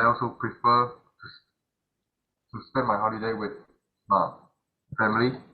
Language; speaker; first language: English; non-native, learner; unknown